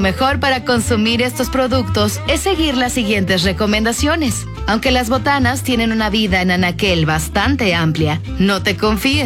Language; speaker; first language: Spanish; native; Spanish